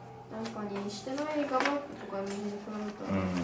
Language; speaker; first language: Japanese; native; Japanese